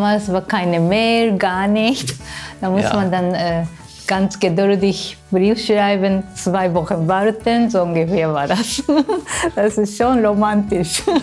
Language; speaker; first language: German; non-native, fluent; Japanese